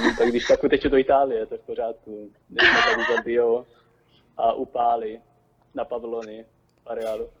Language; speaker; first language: Czech; non-native, fluent; Italian